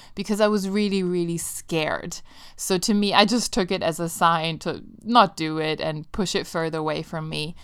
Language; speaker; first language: English; non-native, fluent; Italian